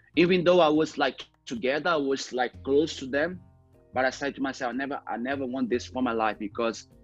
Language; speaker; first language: English; non-native, learner; Portuguese